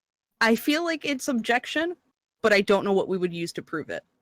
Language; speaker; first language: English; native; English